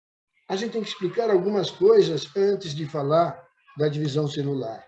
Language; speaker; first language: Portuguese; native; Portuguese